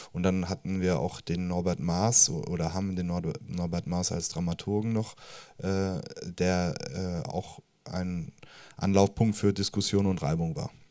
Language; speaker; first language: German; native; German